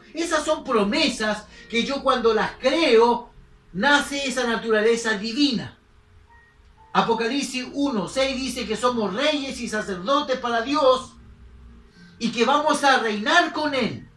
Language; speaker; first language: Spanish; native; Spanish